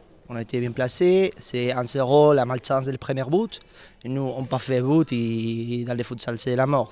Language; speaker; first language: French; non-native, learner; Spanish